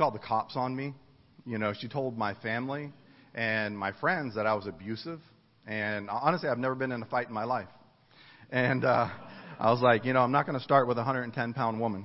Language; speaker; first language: English; native; English